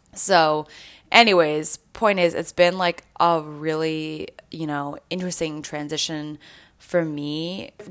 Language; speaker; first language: English; native; English